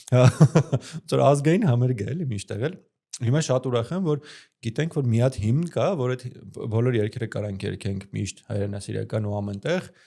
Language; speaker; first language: Armenian; native; Armenian